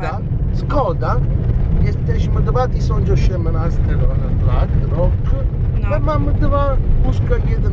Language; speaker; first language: Polish; non-native, learner; Italian